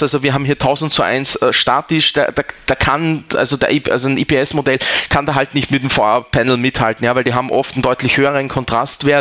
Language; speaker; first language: German; native; German